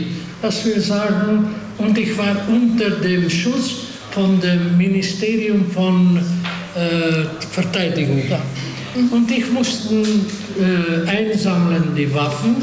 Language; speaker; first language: German; non-native, fluent; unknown